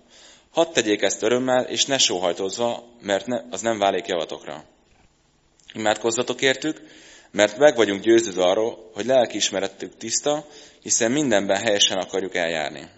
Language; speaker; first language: Hungarian; native; Hungarian